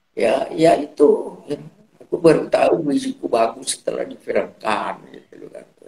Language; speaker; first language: Indonesian; non-native, local second language; Madurese